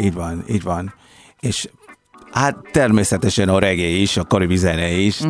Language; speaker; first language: Hungarian; non-native, fluent; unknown